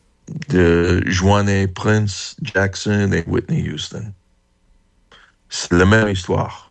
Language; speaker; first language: French; non-native, fluent; English